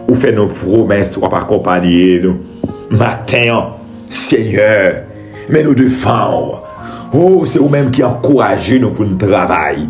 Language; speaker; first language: French; non-native, local second language; Haitian Creole